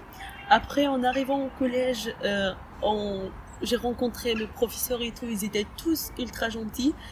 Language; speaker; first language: French; early bilingual, other home language; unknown